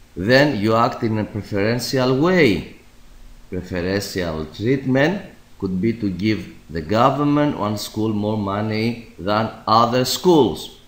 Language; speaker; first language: English; non-native, fluent; Greek